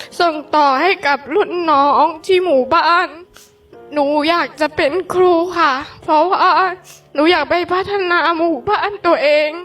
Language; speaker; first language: Thai; non-native, local second language; Hmong